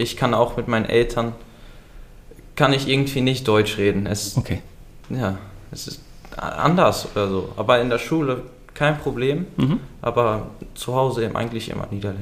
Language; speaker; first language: German; early bilingual, other home language; Dutch